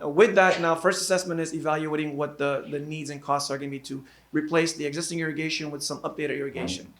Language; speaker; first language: English; native; English